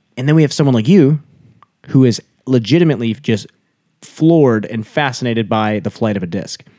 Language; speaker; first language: English; native; English